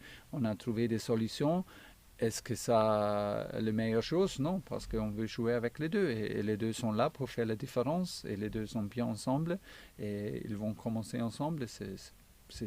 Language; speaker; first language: French; non-native, fluent; German